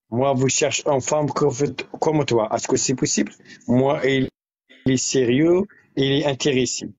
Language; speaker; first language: French; non-native, learner; Arabic